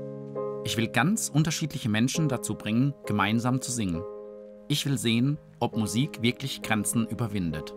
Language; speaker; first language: German; native; German